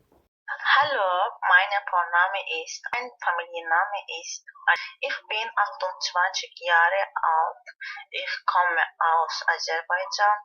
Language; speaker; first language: German; non-native, learner; Azerbaijani